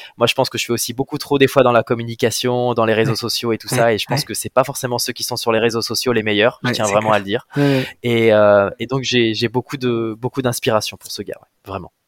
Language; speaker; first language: French; native; French